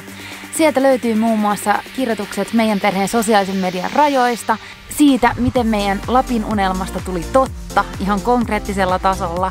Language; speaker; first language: Finnish; native; Finnish